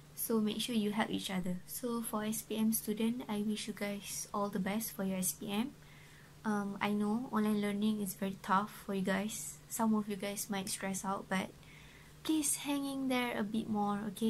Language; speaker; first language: English; non-native, local second language; Malay